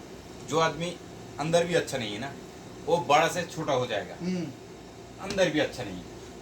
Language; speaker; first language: Hindi; non-native, learner; Bangla